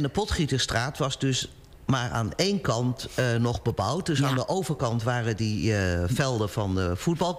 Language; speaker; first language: Dutch; native; Dutch